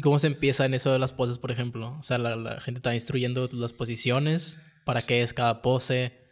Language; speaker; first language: Spanish; native; Spanish